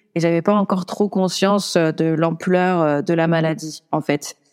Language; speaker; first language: French; native; French